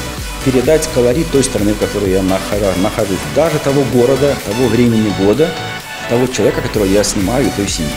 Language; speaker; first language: Russian; native; Russian